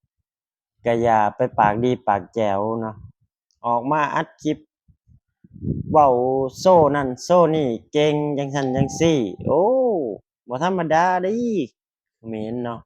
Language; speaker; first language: Thai; non-native, local second language; Lao